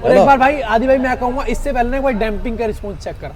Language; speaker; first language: Hindi; native; Hindi